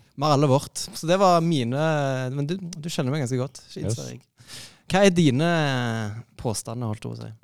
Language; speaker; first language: Norwegian; native; Norwegian